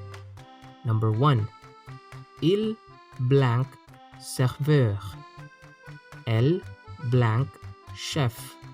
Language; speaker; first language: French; non-native, fluent; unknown